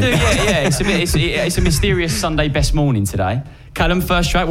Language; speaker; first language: English; native; English